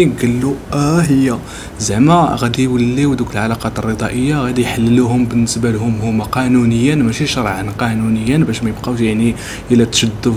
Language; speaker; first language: Arabic; native; Arabic